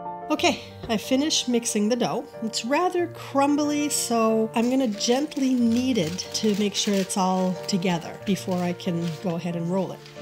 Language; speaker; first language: English; native; English